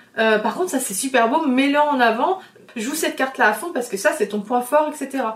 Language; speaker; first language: French; native; French